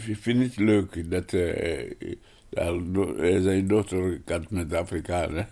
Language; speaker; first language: Dutch; non-native, learner; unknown